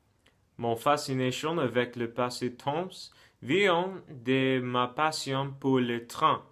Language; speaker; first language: French; non-native, learner; English